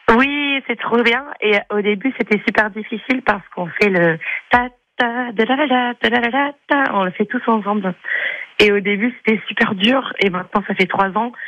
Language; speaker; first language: French; non-native, fluent; English